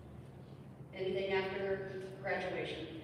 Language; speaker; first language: English; native; English